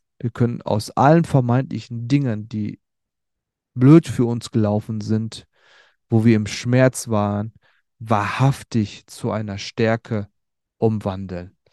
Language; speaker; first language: German; early bilingual, other home language; Turkish